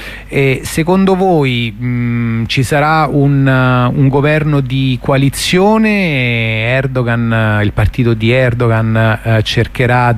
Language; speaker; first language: Italian; native; Italian